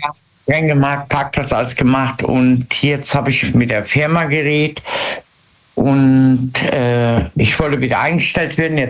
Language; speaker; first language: German; native; German